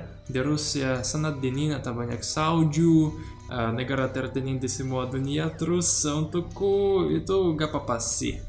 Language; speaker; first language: Indonesian; non-native, learner; Russian